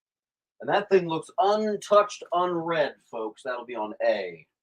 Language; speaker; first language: English; native; English